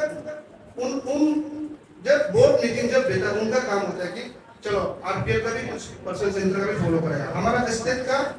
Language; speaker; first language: Hindi; non-native, local second language; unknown